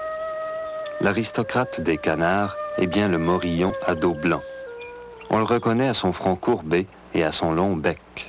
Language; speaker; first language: French; native; French